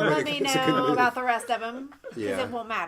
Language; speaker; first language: English; native; English